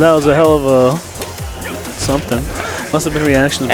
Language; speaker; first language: English; native; English